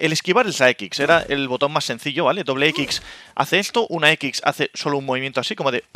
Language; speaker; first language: Spanish; native; Spanish